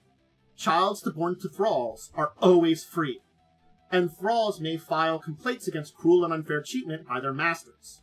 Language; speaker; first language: English; native; English